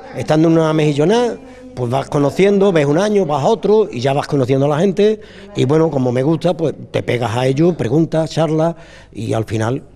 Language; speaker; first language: Spanish; native; Spanish